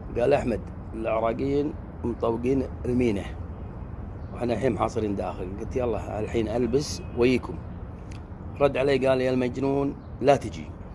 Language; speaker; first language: Arabic; native; Arabic